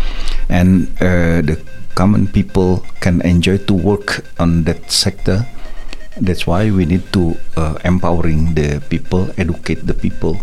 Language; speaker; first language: English; non-native, learner; Indonesian